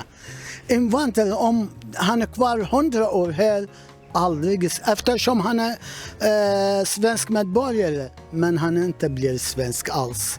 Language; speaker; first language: Swedish; non-native, learner; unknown